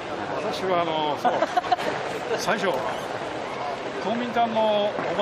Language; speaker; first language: Japanese; non-native, learner; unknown